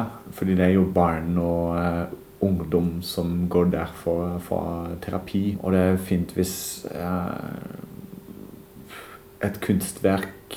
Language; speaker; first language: Norwegian; non-native, fluent; German